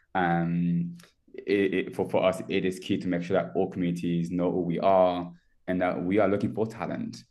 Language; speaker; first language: English; non-native, fluent; French